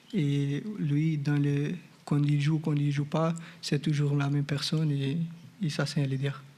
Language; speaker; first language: French; non-native, fluent; Portuguese